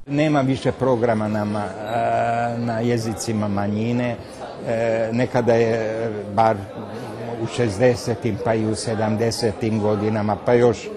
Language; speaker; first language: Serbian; non-native, local second language; Hungarian